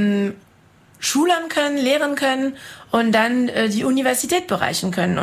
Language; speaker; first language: German; non-native, fluent; French